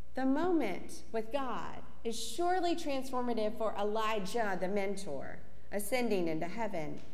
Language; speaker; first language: English; native; English